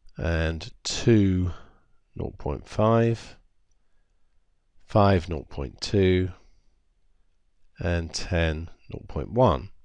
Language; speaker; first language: English; native; English